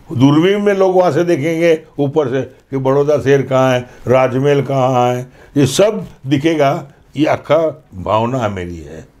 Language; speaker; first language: Hindi; non-native, local second language; Gujarati